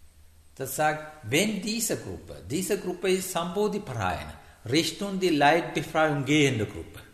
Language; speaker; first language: German; non-native, learner; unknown